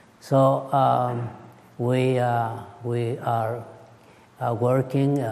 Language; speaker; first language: English; non-native, learner; Spanish